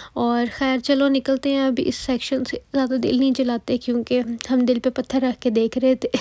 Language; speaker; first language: Urdu; native; Urdu